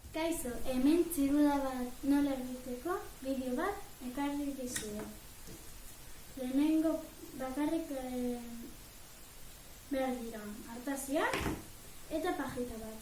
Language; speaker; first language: Basque; non-native, local second language; Spanish